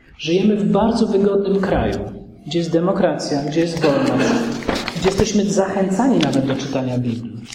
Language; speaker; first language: Polish; native; Polish